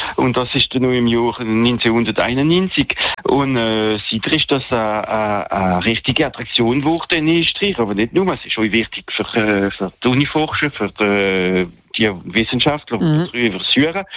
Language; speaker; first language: German; non-native, local second language; French